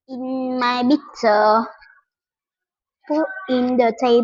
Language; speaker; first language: English; non-native, learner; Vietnamese